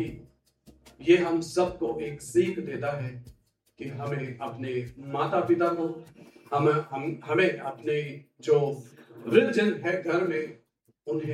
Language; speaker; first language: Hindi; native; Hindi